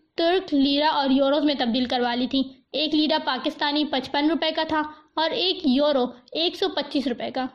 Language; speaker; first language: Urdu; native; Urdu